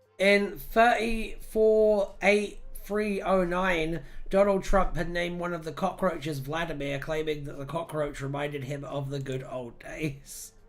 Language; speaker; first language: English; native; English